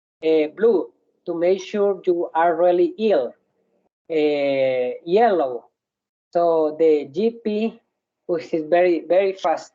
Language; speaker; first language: English; non-native, learner; Spanish